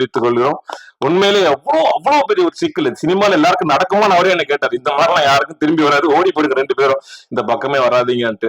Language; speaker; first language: Tamil; native; Tamil